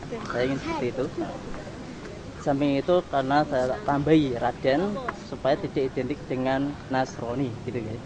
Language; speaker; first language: Indonesian; non-native, local second language; Javanese